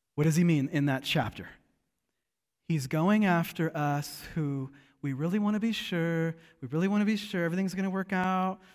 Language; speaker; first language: English; native; English